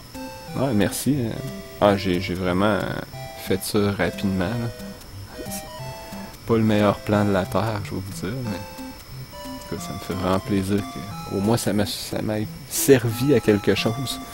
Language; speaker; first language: French; native; French